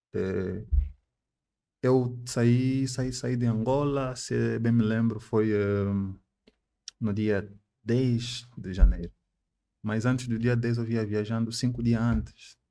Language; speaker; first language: Portuguese; native; Portuguese